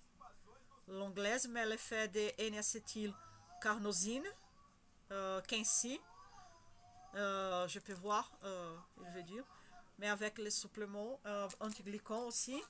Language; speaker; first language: French; non-native, learner; Spanish